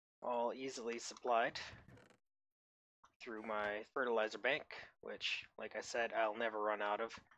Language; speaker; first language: English; native; English